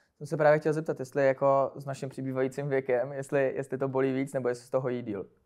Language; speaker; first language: Czech; native; Czech